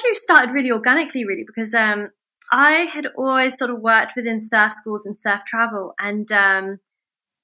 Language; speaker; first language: English; native; English